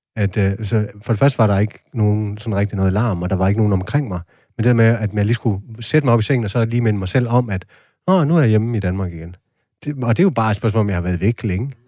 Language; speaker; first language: Danish; native; Danish